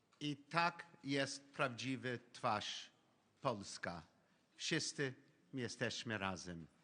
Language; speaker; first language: Polish; non-native, learner; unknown